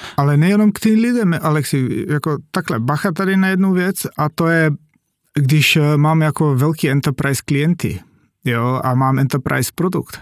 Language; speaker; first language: Czech; non-native, fluent; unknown